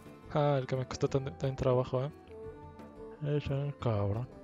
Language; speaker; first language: Spanish; native; Spanish